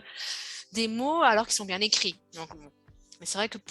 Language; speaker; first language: French; native; French